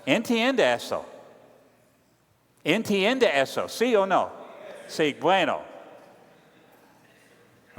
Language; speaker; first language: Spanish; non-native, learner; English